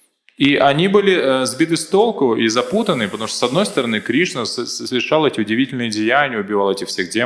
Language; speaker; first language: Russian; native; Russian